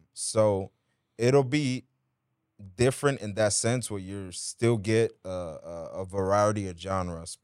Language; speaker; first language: English; early bilingual, other home language; Spanish